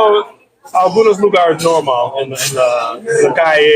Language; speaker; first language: Spanish; non-native, learner; English